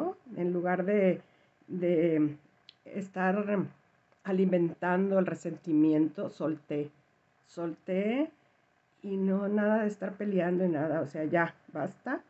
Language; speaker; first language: Spanish; native; Spanish